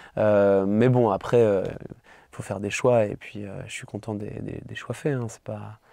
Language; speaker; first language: French; native; French